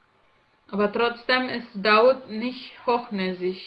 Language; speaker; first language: German; non-native, learner; Indonesian